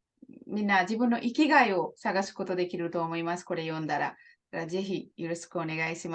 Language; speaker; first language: Japanese; non-native, fluent; Hindi